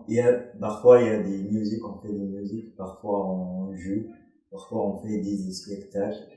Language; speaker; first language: French; non-native, learner; Arabic